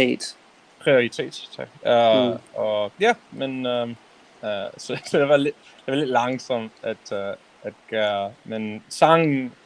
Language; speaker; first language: Danish; non-native, learner; English